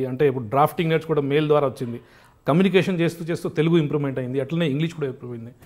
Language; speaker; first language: Telugu; non-native, local second language; Urdu